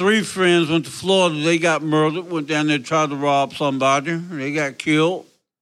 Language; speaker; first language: English; native; English